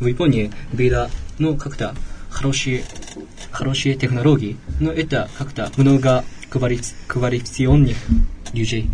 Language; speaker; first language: Russian; non-native, learner; Japanese